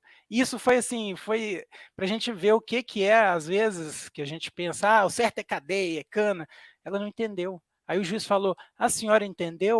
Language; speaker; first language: Portuguese; native; Portuguese